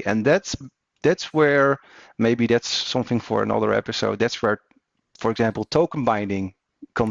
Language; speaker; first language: English; non-native, fluent; Dutch